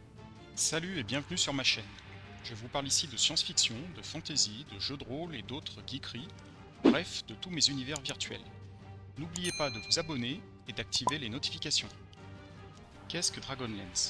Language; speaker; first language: French; native; French